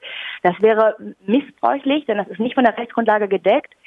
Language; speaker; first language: German; native; German